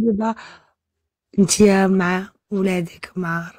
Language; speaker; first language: Arabic; early bilingual, heritage; French